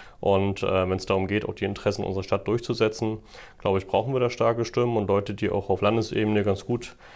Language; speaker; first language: German; native; German